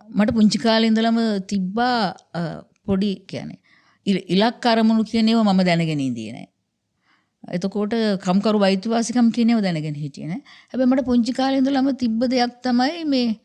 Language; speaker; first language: Sinhala; native; Sinhala